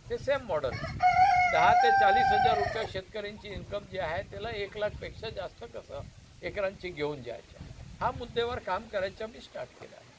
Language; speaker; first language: Marathi; non-native, local second language; Gujarati